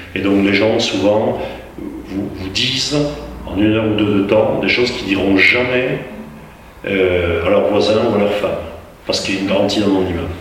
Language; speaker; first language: French; native; French